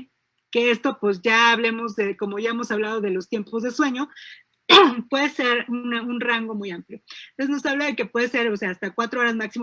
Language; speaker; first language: Spanish; native; Spanish